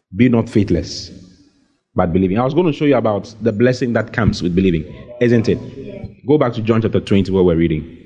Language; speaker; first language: English; non-native, local second language; Akan